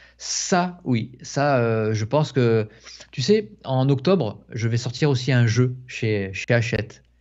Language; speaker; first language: French; native; French